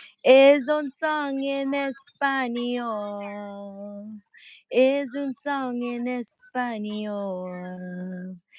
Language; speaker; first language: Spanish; non-native, learner; English